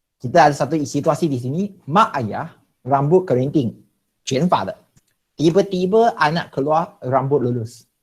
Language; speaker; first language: Malay; non-native, local second language; Chinese